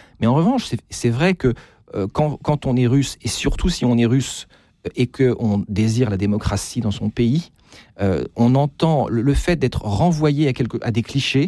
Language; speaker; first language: French; native; French